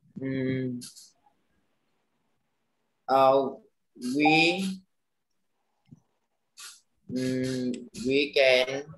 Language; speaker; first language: English; non-native, learner; Vietnamese